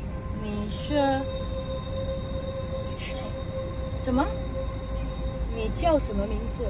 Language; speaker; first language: Chinese; early bilingual, heritage; Indonesian